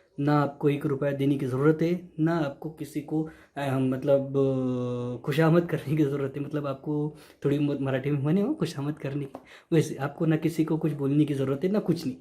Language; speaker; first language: Hindi; non-native, local second language; Marathi